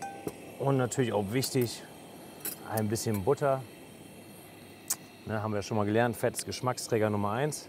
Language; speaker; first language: German; native; German